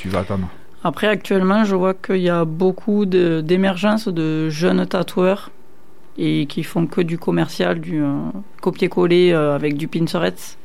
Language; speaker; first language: French; native; French